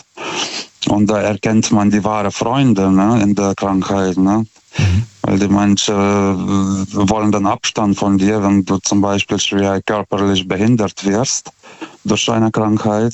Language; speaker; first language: German; non-native, fluent; Lithuanian